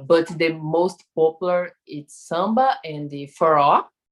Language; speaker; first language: English; non-native, learner; Portuguese